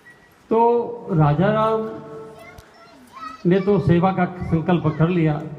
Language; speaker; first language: Hindi; non-native, local second language; Gujarati